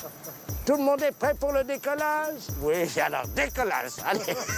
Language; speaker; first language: French; native; French